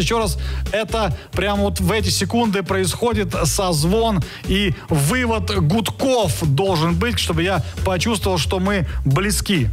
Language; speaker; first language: Russian; native; Russian